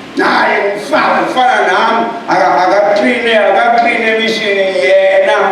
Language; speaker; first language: Zulu; non-native, local second language; Xhosa